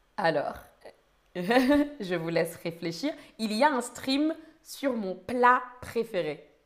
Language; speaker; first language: French; native; French